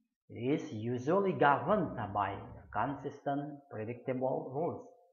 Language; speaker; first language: English; non-native, fluent; Indonesian